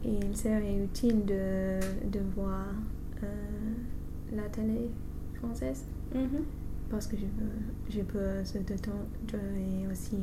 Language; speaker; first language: French; non-native, fluent; English